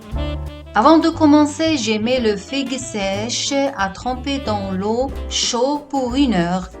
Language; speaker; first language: French; non-native, fluent; Italian